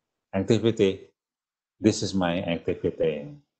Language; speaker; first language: English; non-native, fluent; Indonesian